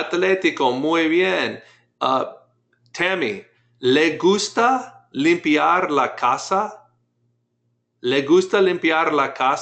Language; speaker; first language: Spanish; non-native, fluent; English